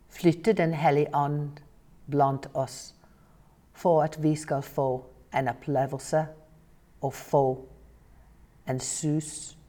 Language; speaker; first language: Norwegian; non-native, fluent; English